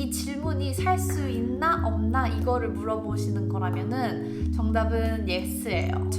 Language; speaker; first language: Korean; native; Korean